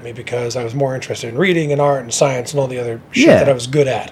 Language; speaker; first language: English; native; English